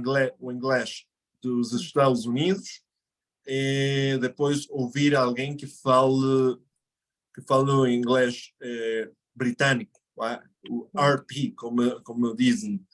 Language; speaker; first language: Portuguese; non-native, fluent; Spanish